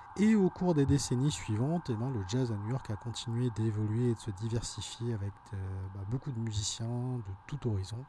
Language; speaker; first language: French; native; French